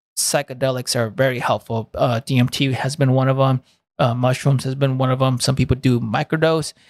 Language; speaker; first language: English; early bilingual, other home language; Spanish